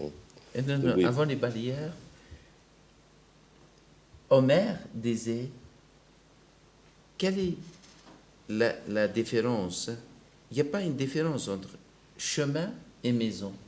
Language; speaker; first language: French; non-native, local second language; Arabic